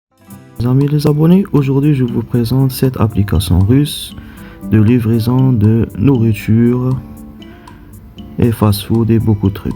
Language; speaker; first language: French; non-native, local second language; Arabic